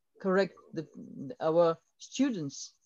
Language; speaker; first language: English; non-native, learner; French